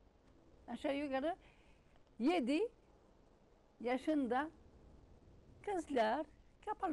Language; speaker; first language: Turkish; non-native, learner; French